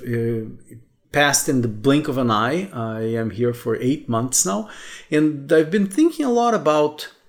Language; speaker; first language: English; non-native, fluent; Portuguese